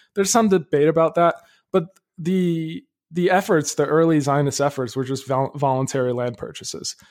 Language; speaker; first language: English; early bilingual, other home language; Arabic